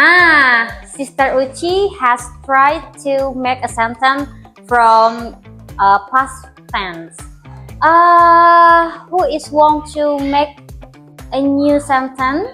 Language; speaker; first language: English; non-native, learner; Indonesian